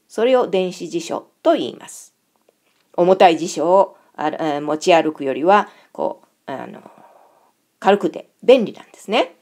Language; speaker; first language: Japanese; native; Japanese